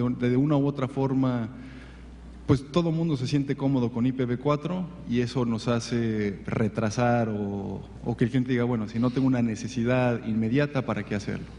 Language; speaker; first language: Spanish; native; Spanish